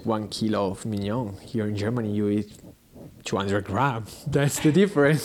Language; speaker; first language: English; non-native, learner; Italian